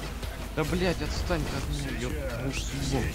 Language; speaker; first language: Russian; native; Russian